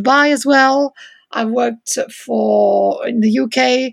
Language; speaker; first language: English; non-native, fluent; French